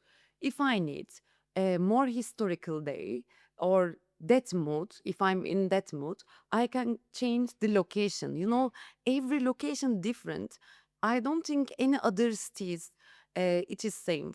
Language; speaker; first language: English; non-native, learner; Turkish